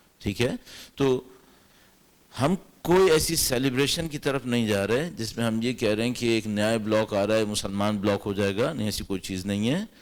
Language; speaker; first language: Urdu; native; Urdu